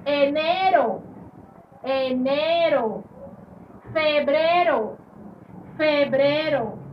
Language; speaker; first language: Spanish; non-native, learner; Haitian Creole